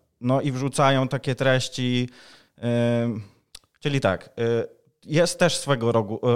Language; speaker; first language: Polish; non-native, fluent; Ukrainian